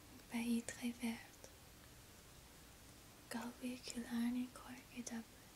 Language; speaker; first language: French; non-native, learner; English